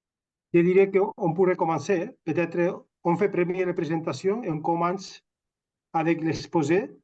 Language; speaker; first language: French; non-native, fluent; Catalan